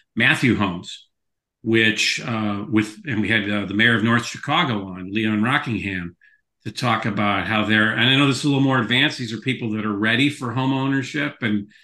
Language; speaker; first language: English; native; English